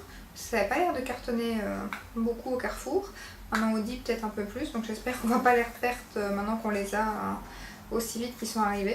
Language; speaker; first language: French; native; French